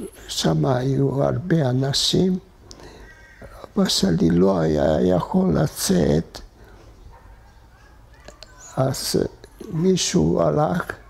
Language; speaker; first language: Hebrew; non-native, fluent; Hungarian